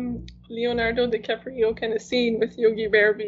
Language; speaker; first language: English; non-native, fluent; French